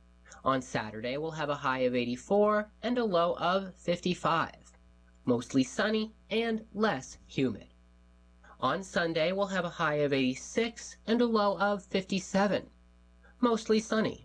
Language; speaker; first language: English; native; English